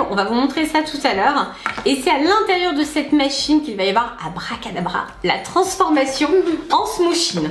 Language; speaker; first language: French; native; French